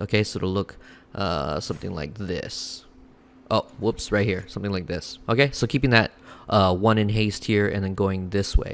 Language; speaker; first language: English; native; English